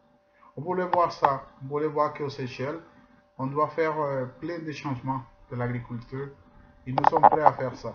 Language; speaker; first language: French; non-native, fluent; Spanish